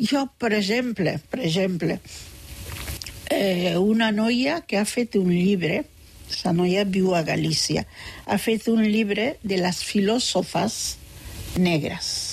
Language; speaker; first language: Catalan; non-native, fluent; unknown